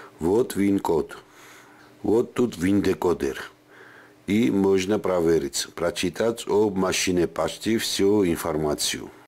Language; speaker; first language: Russian; non-native, fluent; Georgian